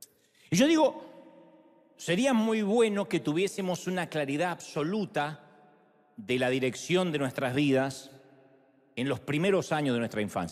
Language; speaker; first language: Spanish; native; Spanish